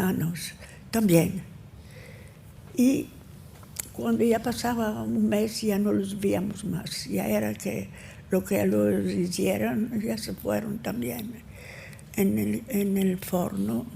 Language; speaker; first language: Spanish; early bilingual, heritage; Ladino